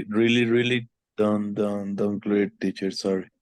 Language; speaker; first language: English; non-native, learner; Spanish